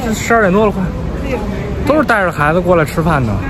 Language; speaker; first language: Chinese; native; Chinese